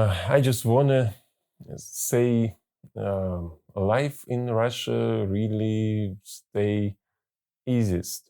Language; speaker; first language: English; non-native, learner; Russian